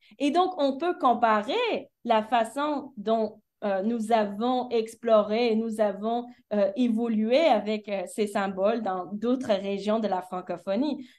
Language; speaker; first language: French; early bilingual, heritage; French